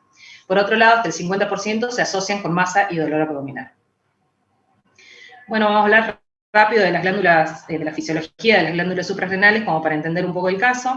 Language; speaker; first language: Spanish; native; Spanish